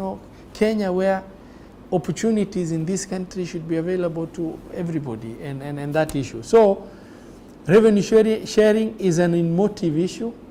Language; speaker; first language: English; non-native, local second language; Somali